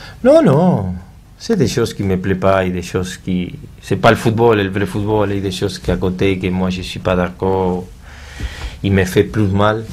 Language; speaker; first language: French; non-native, learner; Spanish